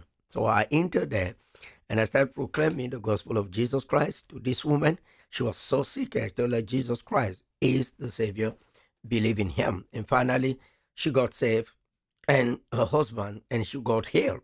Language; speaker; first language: English; non-native, local second language; French